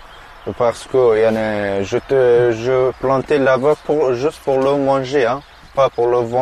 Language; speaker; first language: French; non-native, learner; Persian